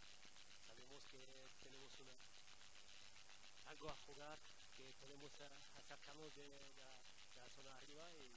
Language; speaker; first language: Spanish; non-native, learner; French